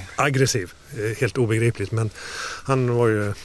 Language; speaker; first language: Swedish; native; Swedish